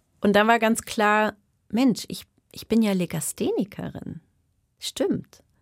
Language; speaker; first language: German; native; German